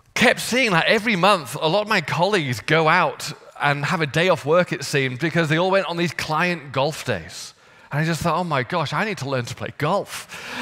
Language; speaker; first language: English; native; English